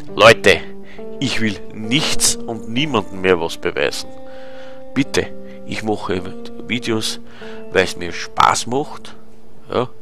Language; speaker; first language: German; native; German